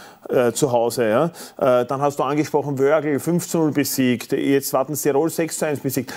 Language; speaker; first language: German; native; German